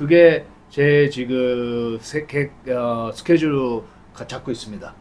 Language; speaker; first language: Korean; early bilingual, heritage; Japanese